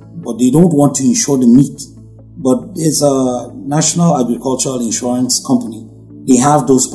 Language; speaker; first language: English; non-native, local second language; Hausa